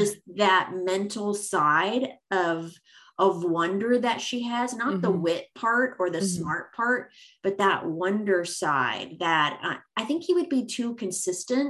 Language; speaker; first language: English; native; English